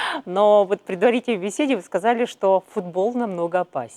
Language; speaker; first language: Russian; native; Russian